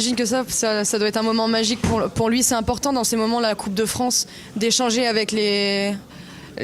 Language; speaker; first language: French; native; French